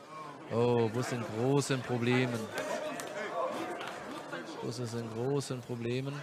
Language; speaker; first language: German; native; German